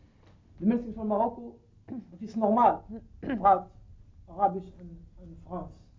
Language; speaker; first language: Dutch; non-native, learner; Arabic